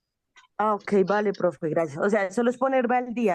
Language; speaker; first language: Spanish; native; Spanish